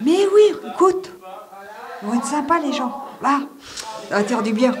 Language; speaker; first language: French; native; French